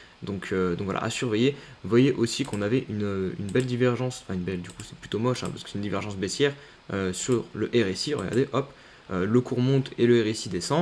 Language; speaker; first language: French; native; French